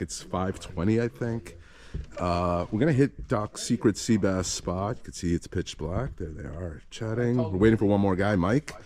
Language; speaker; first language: English; native; English